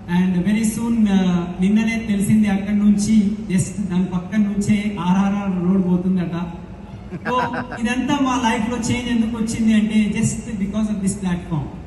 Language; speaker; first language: Telugu; non-native, local second language; Hindi